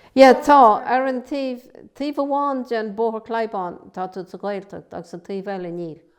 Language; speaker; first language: Irish; native; Irish